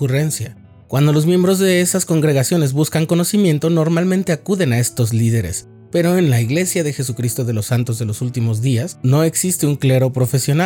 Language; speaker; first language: Spanish; native; Spanish